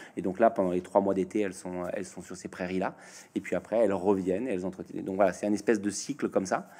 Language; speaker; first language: French; native; French